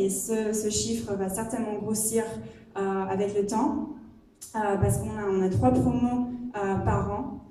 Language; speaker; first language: French; non-native, fluent; English